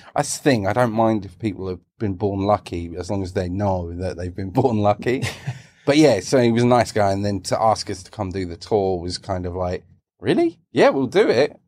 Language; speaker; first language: English; native; English